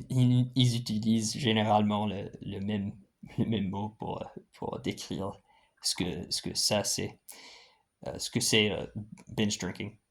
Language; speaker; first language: French; non-native, fluent; English